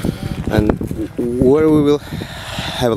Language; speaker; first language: English; non-native, learner; Russian